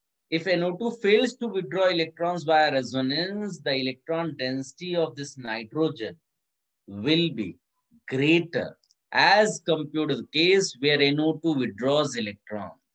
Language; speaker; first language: English; non-native, local second language; Hindi